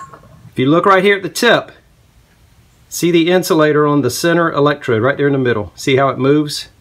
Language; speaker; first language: English; native; English